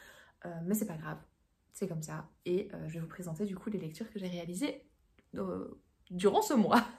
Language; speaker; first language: French; native; French